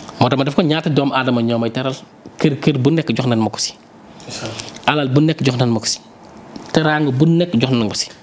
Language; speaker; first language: Wolof; non-native, local second language; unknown